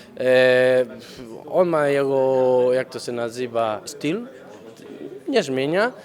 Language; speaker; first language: Polish; non-native, fluent; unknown